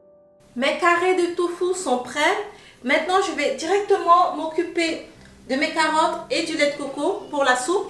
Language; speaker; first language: French; native; French